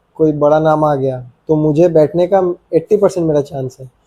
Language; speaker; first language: Hindi; non-native, local second language; Bangla